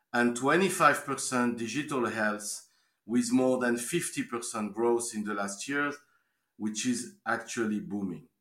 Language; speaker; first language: English; non-native, fluent; French